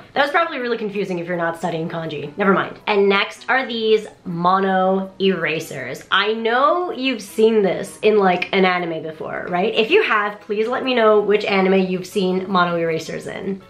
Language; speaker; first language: English; native; English